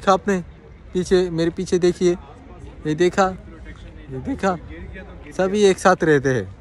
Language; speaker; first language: Hindi; non-native, learner; Bangla